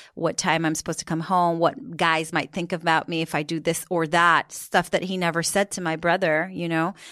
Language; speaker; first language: English; non-native, fluent; Hebrew